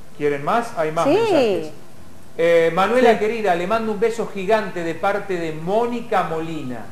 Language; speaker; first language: Spanish; native; Spanish